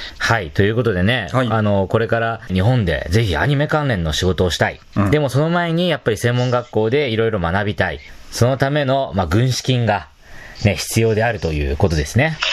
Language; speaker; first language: Japanese; non-native, fluent; Chinese